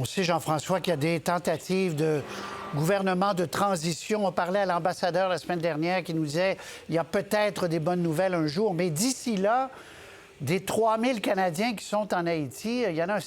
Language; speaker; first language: French; native; French